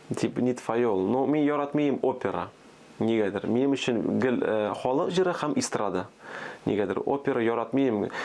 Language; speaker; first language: Tatar; early bilingual, other home language; Armenian